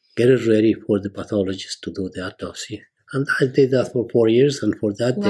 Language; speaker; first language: English; non-native, fluent; Spanish